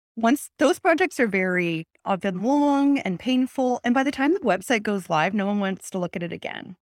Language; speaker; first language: English; native; English